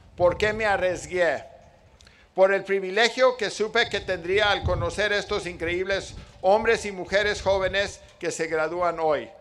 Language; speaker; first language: Spanish; native; Spanish